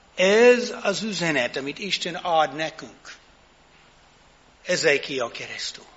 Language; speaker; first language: Hungarian; non-native, fluent; English